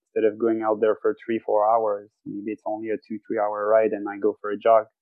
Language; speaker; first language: English; non-native, fluent; French